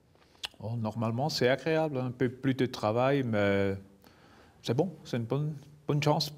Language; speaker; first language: French; non-native, local second language; German